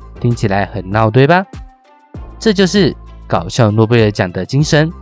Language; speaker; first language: Chinese; native; Chinese